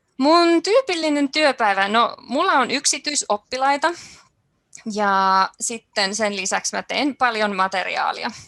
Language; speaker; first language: Finnish; native; Finnish